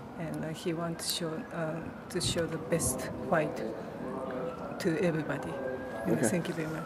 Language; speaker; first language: English; non-native, fluent; Japanese